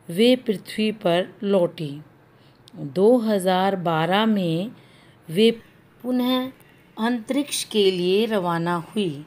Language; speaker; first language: Hindi; native; Hindi